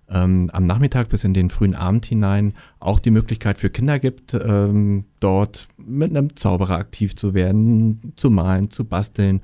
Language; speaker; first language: German; native; German